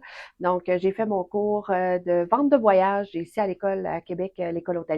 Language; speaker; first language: French; native; French